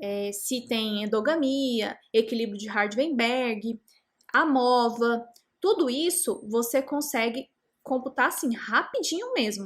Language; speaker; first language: Portuguese; native; Portuguese